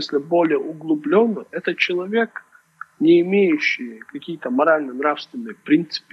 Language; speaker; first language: Russian; non-native, local second language; Chechen